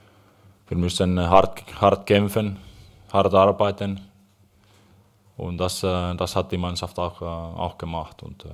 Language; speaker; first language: German; non-native, fluent; Finnish